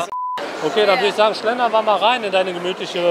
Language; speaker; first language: German; native; German